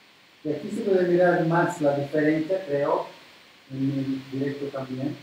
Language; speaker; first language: Spanish; non-native, fluent; Italian